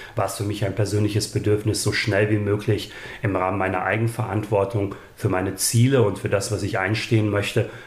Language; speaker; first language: German; early bilingual, other home language; Bosnian